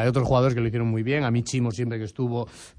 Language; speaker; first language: Spanish; native; Spanish